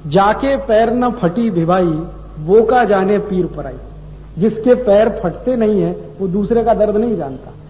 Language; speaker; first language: Hindi; native; Hindi